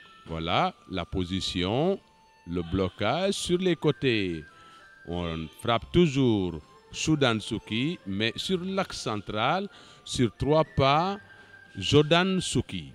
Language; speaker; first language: French; non-native, local second language; Wolof